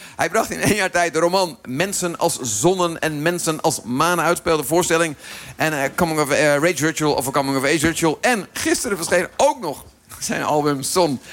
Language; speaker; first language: Dutch; native; Dutch